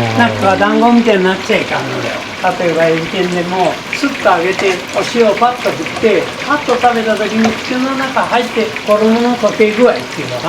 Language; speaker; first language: Japanese; native; Japanese